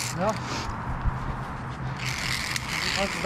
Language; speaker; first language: German; non-native, learner; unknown